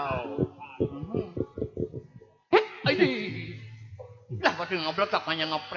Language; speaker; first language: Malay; non-native, local second language; Sundanese